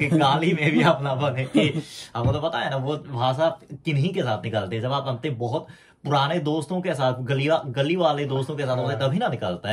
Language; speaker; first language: Hindi; non-native, fluent; Korean